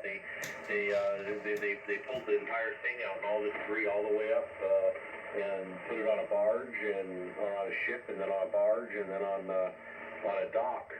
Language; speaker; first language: English; native; English